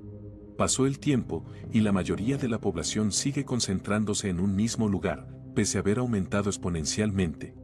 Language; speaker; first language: Spanish; native; Spanish